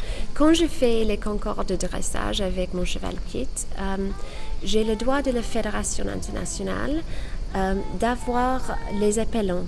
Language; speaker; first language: French; non-native, fluent; English